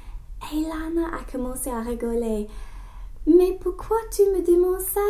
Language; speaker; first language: French; non-native, learner; English